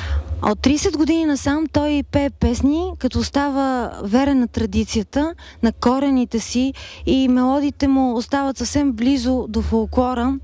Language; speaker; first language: Bulgarian; native; Bulgarian